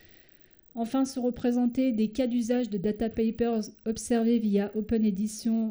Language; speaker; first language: French; native; French